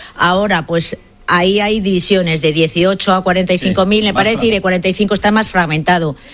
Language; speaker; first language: Spanish; native; Spanish